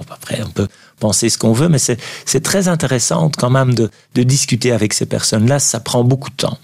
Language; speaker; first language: French; native; French